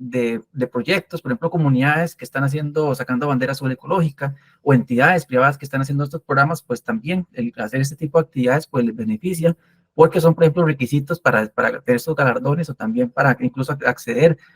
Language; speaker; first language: Spanish; native; Spanish